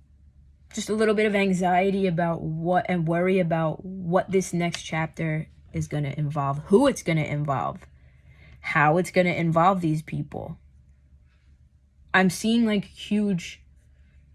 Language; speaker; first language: English; native; English